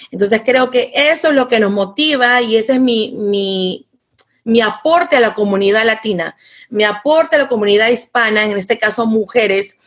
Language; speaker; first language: Spanish; native; Spanish